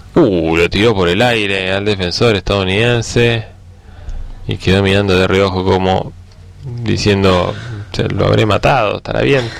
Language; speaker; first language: Spanish; native; Spanish